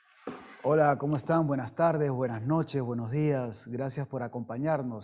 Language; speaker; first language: Spanish; native; Spanish